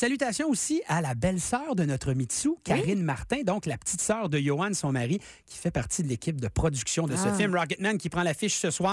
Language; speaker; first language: French; native; French